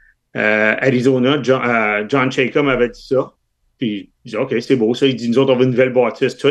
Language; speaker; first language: French; native; French